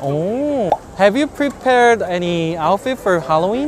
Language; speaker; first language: English; non-native, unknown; Korean